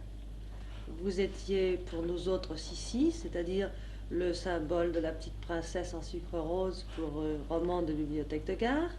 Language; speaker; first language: French; native; French